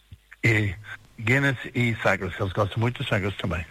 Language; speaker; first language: Portuguese; non-native, fluent; English